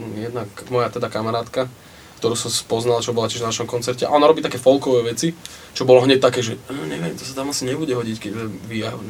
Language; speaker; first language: Slovak; native; Slovak